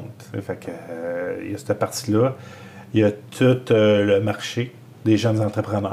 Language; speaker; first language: French; native; French